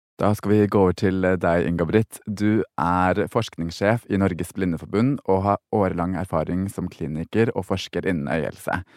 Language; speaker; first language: Norwegian; native; Norwegian